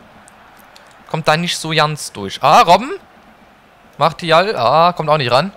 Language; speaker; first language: German; native; German